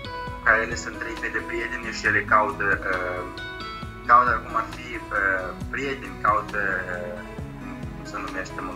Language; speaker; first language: Romanian; early bilingual, heritage; Romanian